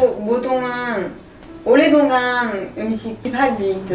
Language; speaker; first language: Korean; non-native, learner; French